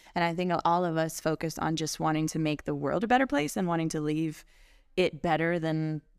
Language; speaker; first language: English; early bilingual, other home language; German